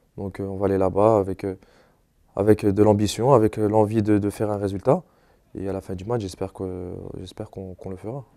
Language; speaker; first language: French; native; French